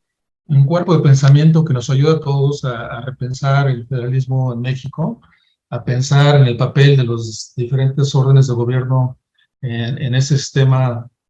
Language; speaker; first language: Spanish; native; Spanish